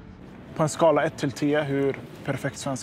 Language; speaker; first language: Swedish; early bilingual, other home language; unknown